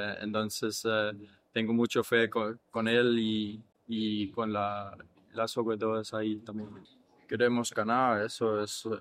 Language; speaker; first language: Spanish; non-native, fluent; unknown